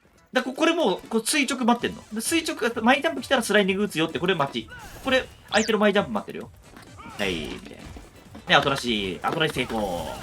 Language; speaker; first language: Japanese; native; Japanese